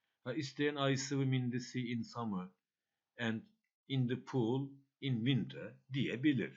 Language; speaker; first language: English; non-native, fluent; Turkish